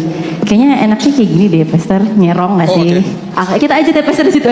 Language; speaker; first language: Indonesian; native; Indonesian